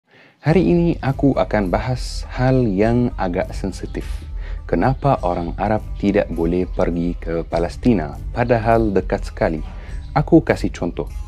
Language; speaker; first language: Indonesian; non-native, fluent; Arabic